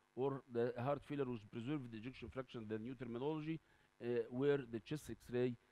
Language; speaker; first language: English; non-native, fluent; Arabic